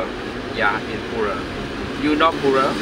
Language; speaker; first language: English; non-native, learner; Indonesian